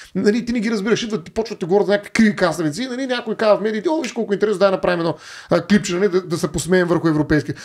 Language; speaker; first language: Bulgarian; native; Bulgarian